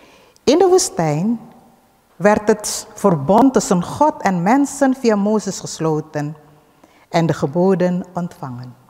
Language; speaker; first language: Dutch; early bilingual, other home language; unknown